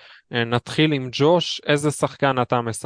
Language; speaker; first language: Hebrew; native; Hebrew